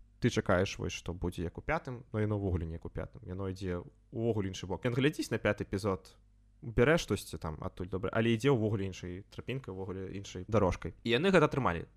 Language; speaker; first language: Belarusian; non-native, local second language; Russian